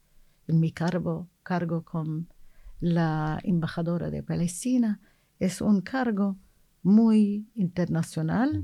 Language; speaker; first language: Spanish; non-native, learner; Arabic